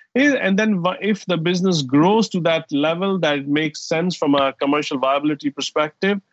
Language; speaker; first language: English; non-native, fluent; Arabic